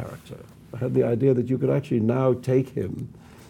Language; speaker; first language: English; non-native, local second language; Urdu